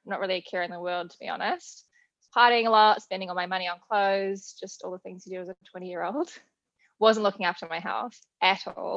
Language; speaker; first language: English; native; English